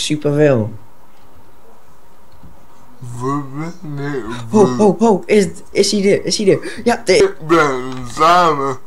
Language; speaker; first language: Dutch; native; Dutch